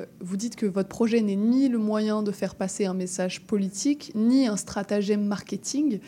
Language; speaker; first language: French; native; French